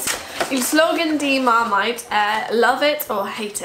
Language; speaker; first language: Italian; non-native, fluent; English